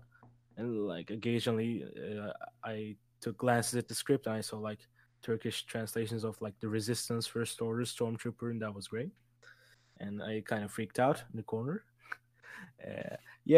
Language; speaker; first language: English; non-native, fluent; Turkish